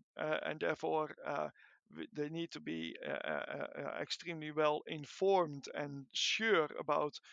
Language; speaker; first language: English; non-native, fluent; Dutch